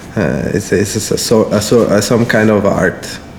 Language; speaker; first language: English; non-native, fluent; Italian